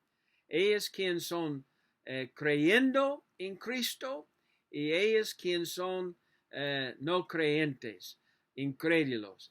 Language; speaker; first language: Spanish; non-native, learner; English